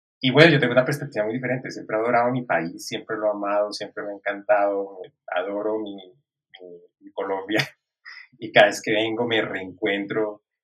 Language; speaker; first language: Spanish; native; Spanish